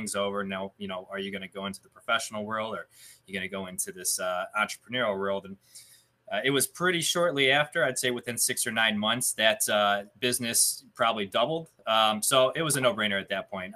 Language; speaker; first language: English; native; English